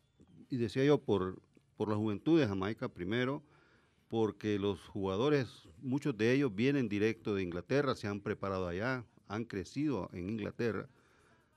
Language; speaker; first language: Spanish; native; Spanish